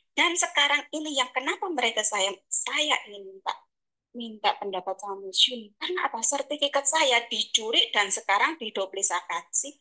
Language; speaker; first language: Indonesian; native; Indonesian